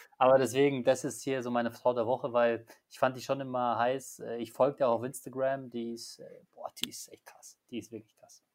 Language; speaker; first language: German; early bilingual, other home language; Polish